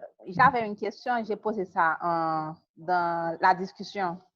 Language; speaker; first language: French; non-native, local second language; Haitian Creole